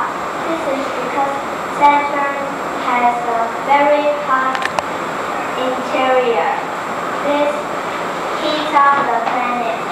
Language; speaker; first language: English; non-native, learner; Chinese